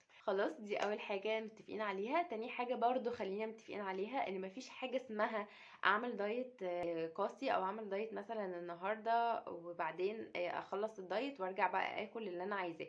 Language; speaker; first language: Arabic; native; Arabic